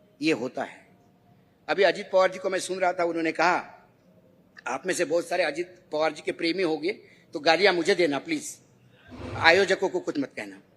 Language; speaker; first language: Hindi; non-native, local second language; Marathi